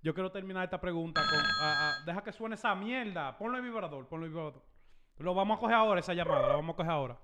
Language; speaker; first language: Spanish; early bilingual, heritage; Spanish